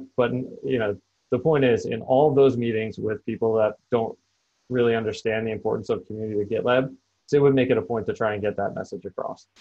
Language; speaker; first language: English; native; English